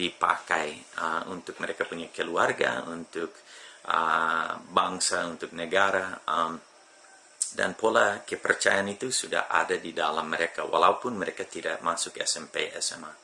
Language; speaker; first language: Indonesian; non-native, fluent; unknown